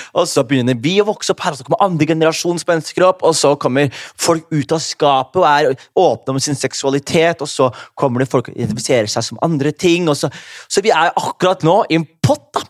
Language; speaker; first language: Norwegian; early bilingual, other home language; Somali